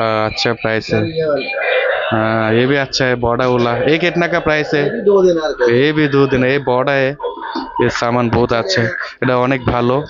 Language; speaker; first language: Hindi; non-native, learner; Bangla